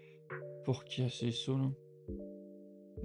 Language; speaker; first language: Spanish; non-native, learner; French